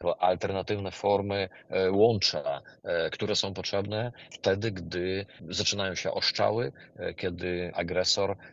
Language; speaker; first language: Polish; non-native, fluent; Ukrainian